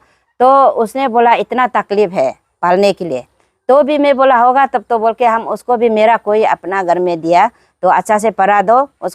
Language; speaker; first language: Hindi; non-native, local second language; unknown